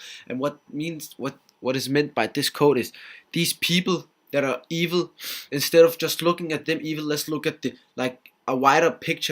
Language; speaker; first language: English; non-native, fluent; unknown